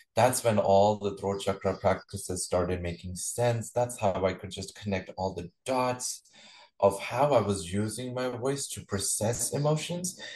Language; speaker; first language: English; non-native, local second language; Punjabi